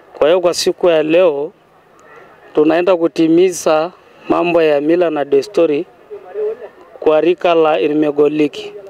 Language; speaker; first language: Swahili; non-native, local second language; Masai